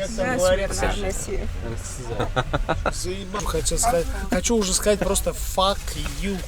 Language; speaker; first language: Russian; native; Russian